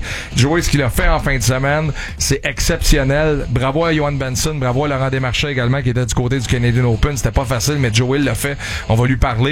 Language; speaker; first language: French; native; French